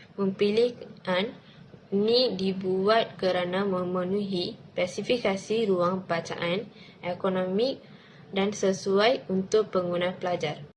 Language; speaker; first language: Malay; non-native, local second language; Tamil